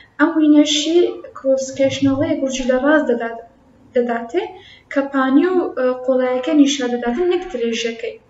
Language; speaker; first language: Central Kurdish; non-native, local second language; Kurdish